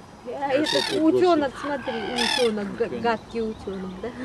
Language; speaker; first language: Russian; native; Russian